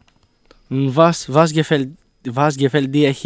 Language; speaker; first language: German; non-native, learner; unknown